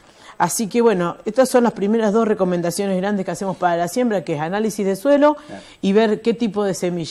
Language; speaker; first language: Spanish; native; Spanish